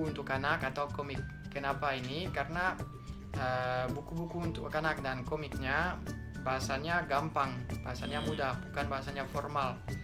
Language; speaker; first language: Indonesian; non-native, fluent; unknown